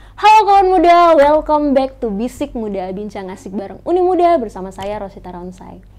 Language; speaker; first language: Indonesian; native; Indonesian